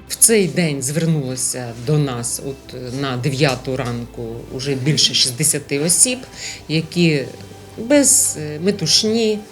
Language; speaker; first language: Ukrainian; native; Ukrainian